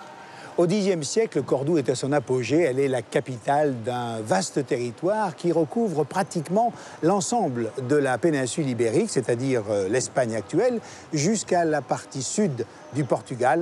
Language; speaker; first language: French; native; French